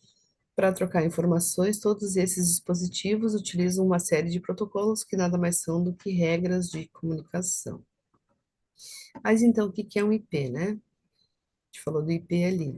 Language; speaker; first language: Portuguese; native; Portuguese